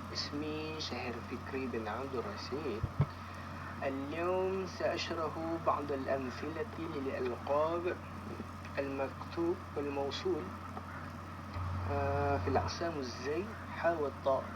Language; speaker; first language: Arabic; non-native, learner; Malay